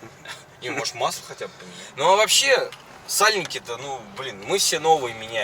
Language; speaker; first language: Russian; native; Russian